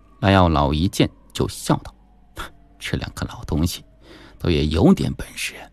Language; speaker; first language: Chinese; native; Chinese